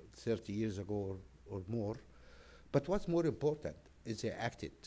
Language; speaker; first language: English; non-native, fluent; Arabic